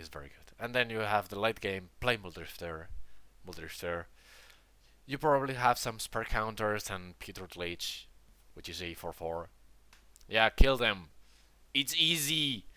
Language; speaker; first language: English; non-native, fluent; Spanish